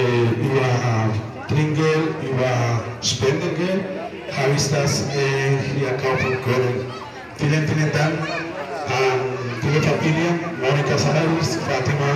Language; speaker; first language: German; non-native, learner; Spanish